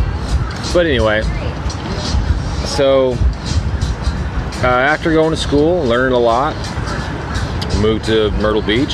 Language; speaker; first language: English; native; English